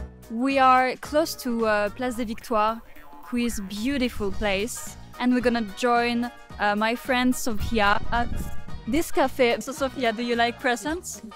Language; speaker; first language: English; non-native, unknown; French